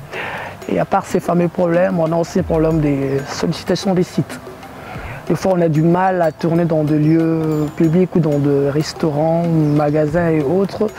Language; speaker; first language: French; non-native, local second language; Lingala